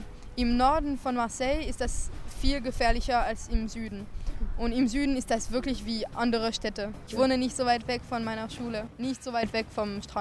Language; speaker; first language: German; non-native, learner; French